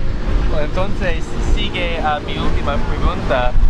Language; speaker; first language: Spanish; non-native, learner; English